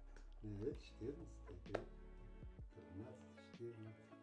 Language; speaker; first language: Russian; non-native, local second language; Tajik